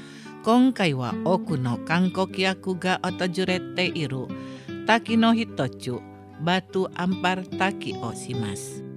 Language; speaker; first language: Japanese; non-native, fluent; Indonesian